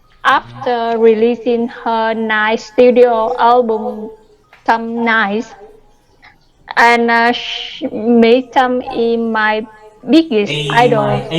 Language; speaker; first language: English; non-native, learner; Vietnamese